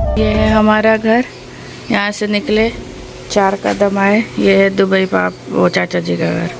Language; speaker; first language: Hindi; non-native, local second language; Odia